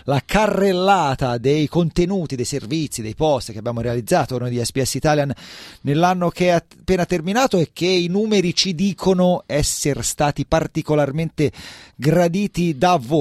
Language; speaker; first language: Italian; native; Italian